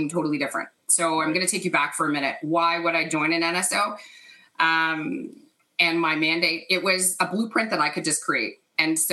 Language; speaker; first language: English; native; English